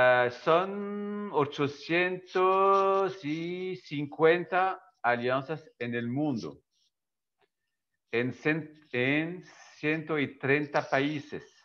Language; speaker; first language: Spanish; non-native, fluent; French